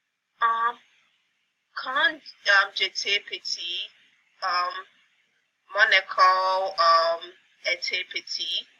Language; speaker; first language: French; non-native, learner; English